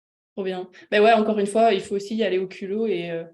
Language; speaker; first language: French; native; French